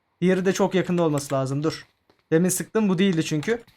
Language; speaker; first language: Turkish; native; Turkish